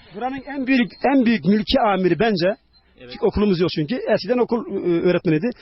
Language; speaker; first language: Turkish; native; Turkish